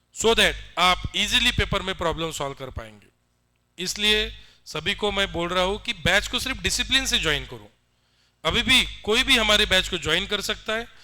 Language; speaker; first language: Hindi; non-native, local second language; Marathi